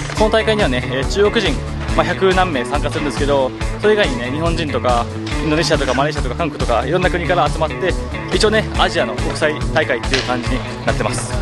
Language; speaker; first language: Japanese; native; Japanese